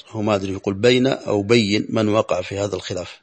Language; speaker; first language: Arabic; native; Arabic